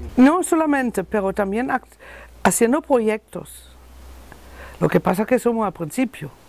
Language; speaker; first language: Spanish; non-native, learner; German